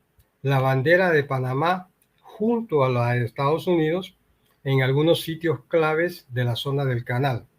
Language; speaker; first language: Spanish; native; Spanish